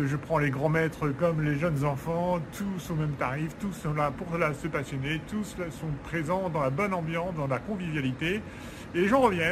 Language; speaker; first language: French; native; French